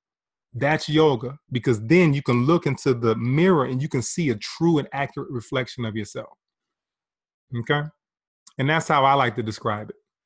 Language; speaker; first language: English; native; English